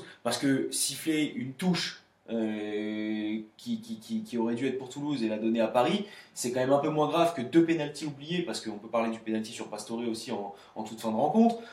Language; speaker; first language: French; native; French